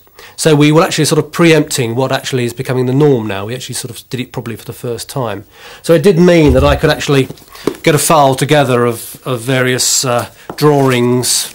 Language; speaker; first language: English; native; English